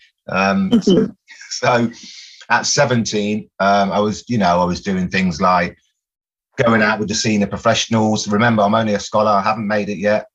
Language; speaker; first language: English; native; English